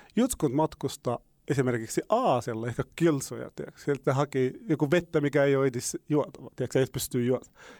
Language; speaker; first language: Finnish; non-native, fluent; Arabic